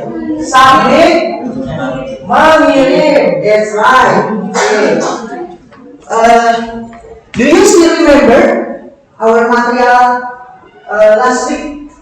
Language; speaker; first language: English; non-native, learner; Indonesian